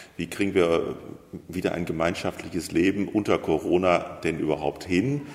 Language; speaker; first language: German; native; German